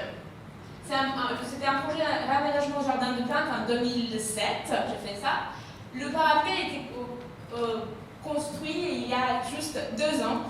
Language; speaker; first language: French; non-native, fluent; Romanian